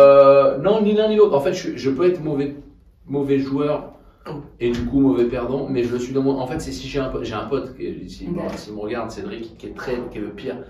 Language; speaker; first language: French; native; French